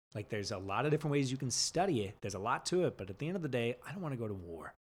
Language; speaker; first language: English; native; English